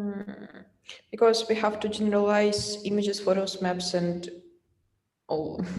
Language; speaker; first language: English; non-native, fluent; Russian